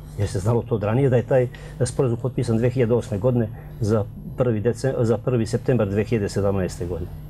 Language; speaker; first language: Serbian; native; Serbian